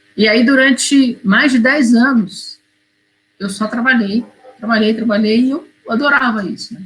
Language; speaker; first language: Portuguese; native; Portuguese